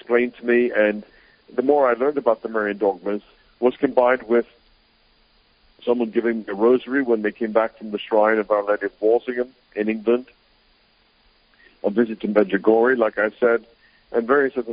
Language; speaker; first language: English; native; English